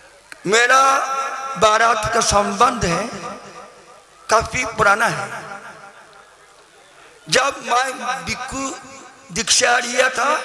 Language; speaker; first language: Hindi; non-native, learner; Japanese